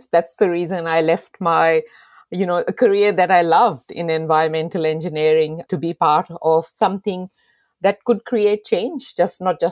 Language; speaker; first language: English; non-native, local second language; Urdu